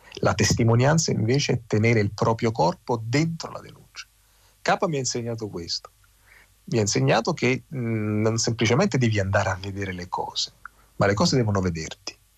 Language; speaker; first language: Italian; native; Italian